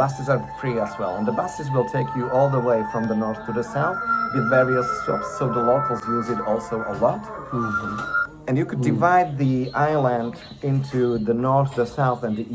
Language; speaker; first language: English; non-native, fluent; Slovak